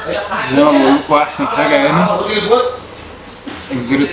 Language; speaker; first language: Arabic; native; Arabic